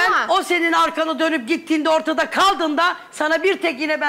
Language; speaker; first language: Turkish; native; Turkish